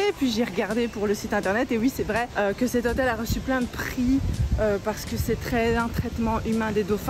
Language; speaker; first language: French; native; French